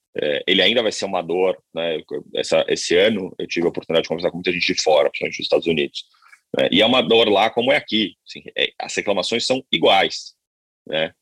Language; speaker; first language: Portuguese; native; Portuguese